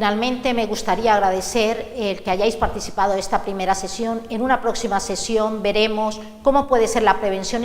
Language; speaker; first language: Spanish; native; Spanish